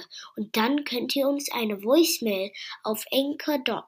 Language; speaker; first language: German; non-native, learner; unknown